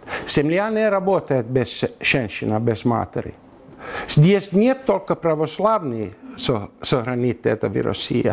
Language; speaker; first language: Russian; non-native, learner; Finnish